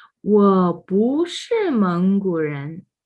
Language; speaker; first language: Chinese; non-native, fluent; Mongolian